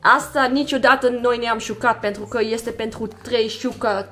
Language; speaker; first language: Romanian; non-native, learner; Dutch